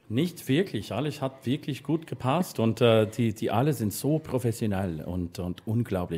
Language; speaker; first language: German; non-native, learner; English